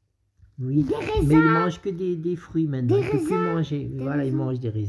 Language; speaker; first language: French; native; French